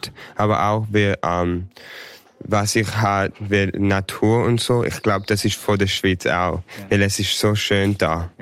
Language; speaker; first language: German; early bilingual, heritage; English